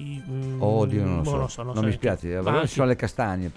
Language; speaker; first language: Italian; native; Italian